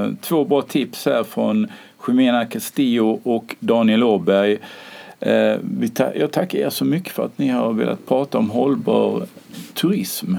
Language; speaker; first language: Swedish; native; Swedish